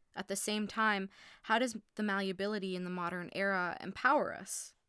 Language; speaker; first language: English; early bilingual, heritage; English